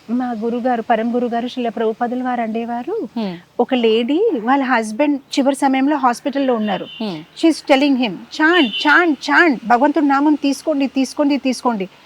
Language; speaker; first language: Telugu; non-native, fluent; Gujarati